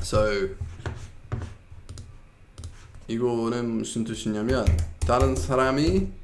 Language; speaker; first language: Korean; non-native, fluent; English